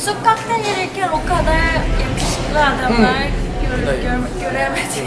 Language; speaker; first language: Turkish; non-native, learner; Korean